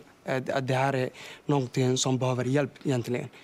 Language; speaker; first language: Swedish; non-native, learner; Somali